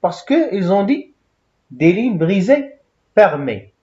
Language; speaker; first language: French; non-native, local second language; Arabic